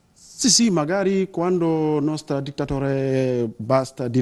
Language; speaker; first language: Italian; non-native, learner; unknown